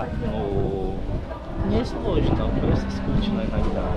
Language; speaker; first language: Russian; non-native, learner; Portuguese